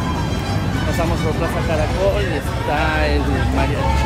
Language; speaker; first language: Spanish; native; Spanish